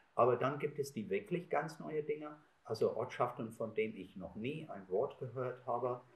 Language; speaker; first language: German; non-native, fluent; English